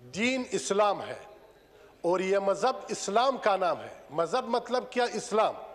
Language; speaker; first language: Urdu; non-native, local second language; Pashto